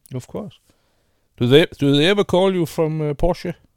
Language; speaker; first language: English; non-native, fluent; Danish